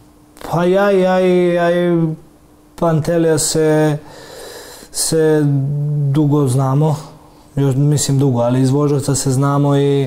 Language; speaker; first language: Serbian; early bilingual, heritage; Serbian